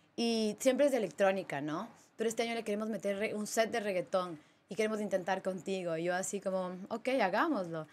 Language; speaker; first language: Spanish; native; Spanish